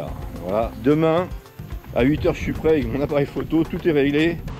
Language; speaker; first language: French; native; French